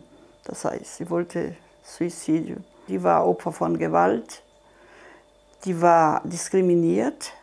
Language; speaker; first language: German; non-native, fluent; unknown